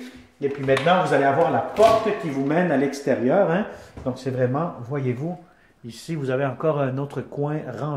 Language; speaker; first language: French; native; French